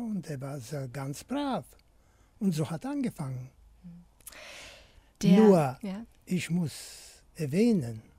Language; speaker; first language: German; non-native, fluent; Polish